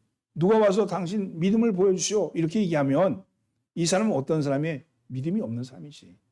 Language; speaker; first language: Korean; native; Korean